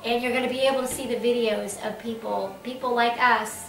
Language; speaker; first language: English; native; English